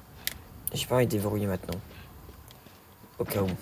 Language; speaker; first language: French; native; French